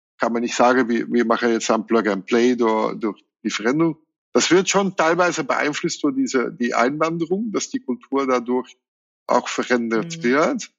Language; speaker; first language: German; non-native, fluent; Dutch